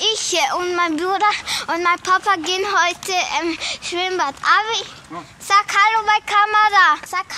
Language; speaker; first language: German; early bilingual, other home language; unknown